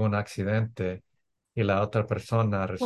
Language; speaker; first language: Spanish; early bilingual, heritage; English